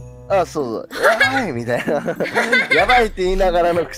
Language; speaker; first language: Japanese; native; Japanese